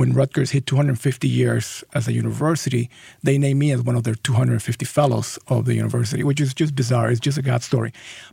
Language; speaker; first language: English; non-native, fluent; Spanish